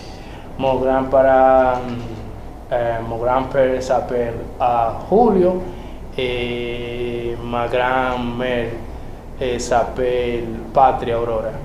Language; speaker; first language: French; non-native, learner; Spanish